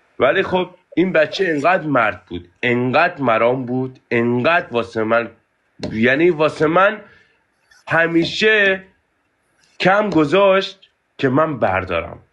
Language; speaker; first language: Persian; native; Persian